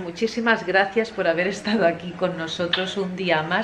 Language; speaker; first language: Spanish; native; Spanish